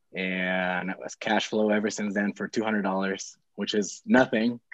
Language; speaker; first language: English; early bilingual, other home language; Spanish